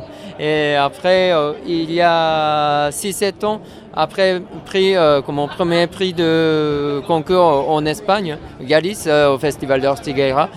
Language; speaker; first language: French; non-native, fluent; Japanese